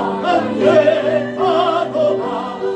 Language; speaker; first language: Korean; native; Korean